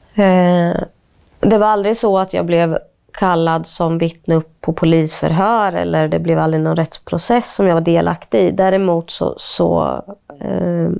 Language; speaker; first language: Swedish; native; Swedish